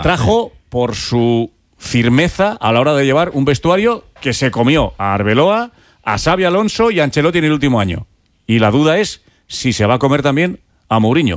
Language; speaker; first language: Spanish; native; Spanish